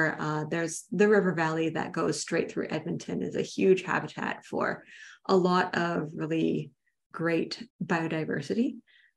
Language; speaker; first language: English; native; English